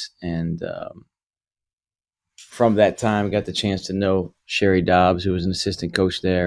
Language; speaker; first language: English; native; English